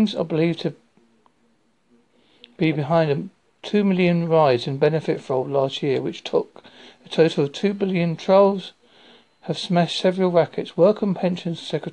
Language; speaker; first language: English; native; English